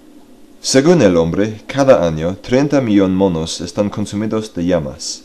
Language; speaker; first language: Spanish; non-native, learner; English